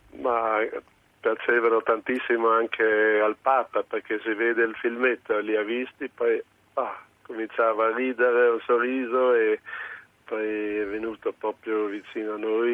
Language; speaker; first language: Italian; non-native, local second language; German